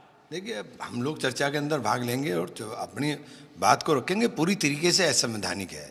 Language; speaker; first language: Hindi; native; Hindi